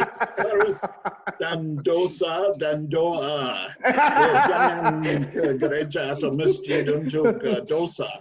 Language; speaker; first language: Indonesian; non-native, learner; English